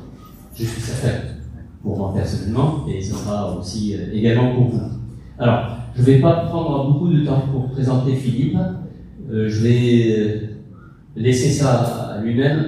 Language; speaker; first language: French; non-native, fluent; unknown